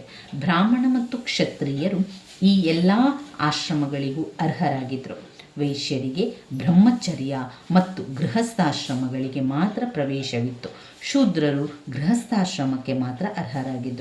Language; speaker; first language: Kannada; native; Kannada